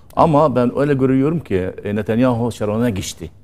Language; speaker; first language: Turkish; non-native, learner; Arabic